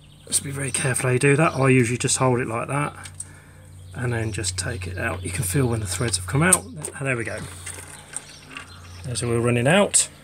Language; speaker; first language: English; native; English